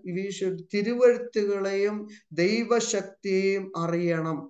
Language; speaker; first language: Malayalam; early bilingual, heritage; Malayalam